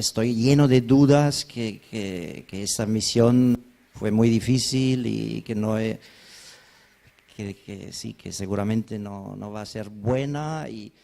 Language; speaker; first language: Spanish; non-native, fluent; German